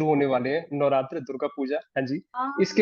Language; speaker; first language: Hindi; native; Hindi